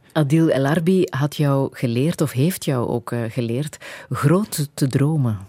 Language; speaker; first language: Dutch; native; Dutch